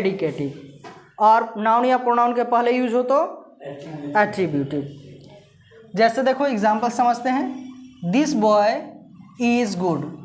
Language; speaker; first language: Hindi; native; Hindi